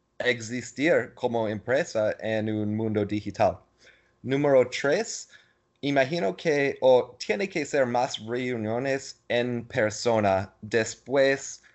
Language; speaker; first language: Spanish; non-native, learner; English